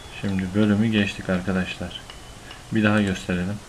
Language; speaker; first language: Turkish; native; Turkish